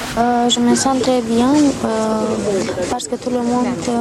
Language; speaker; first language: French; non-native, learner; Romanian